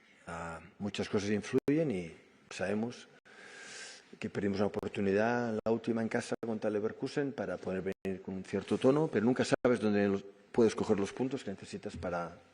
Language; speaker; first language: Spanish; native; Spanish